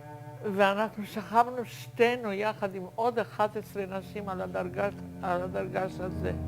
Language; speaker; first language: Hebrew; non-native, fluent; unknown